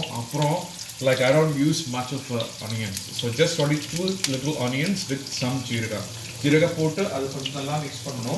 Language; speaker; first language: Tamil; non-native, learner; Malayalam